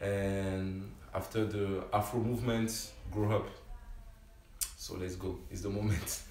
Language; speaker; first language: English; non-native, learner; French